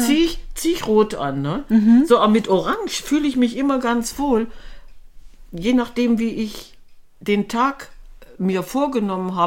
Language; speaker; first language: German; native; German